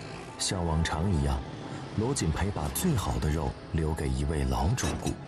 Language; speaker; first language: Chinese; native; Chinese